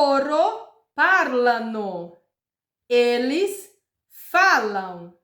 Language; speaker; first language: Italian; non-native, fluent; Portuguese